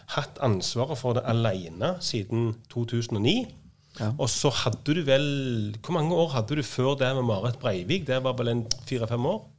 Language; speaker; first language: Norwegian; native; Norwegian